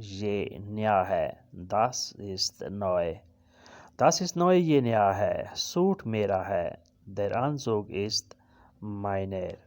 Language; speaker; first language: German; non-native, learner; Urdu